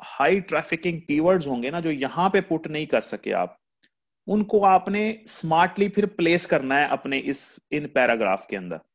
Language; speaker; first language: Urdu; non-native, local second language; Punjabi